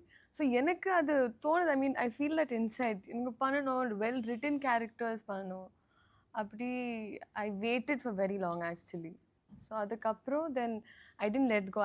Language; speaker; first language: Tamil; non-native, learner; Telugu